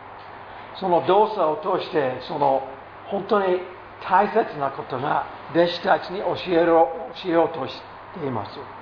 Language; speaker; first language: Japanese; non-native, fluent; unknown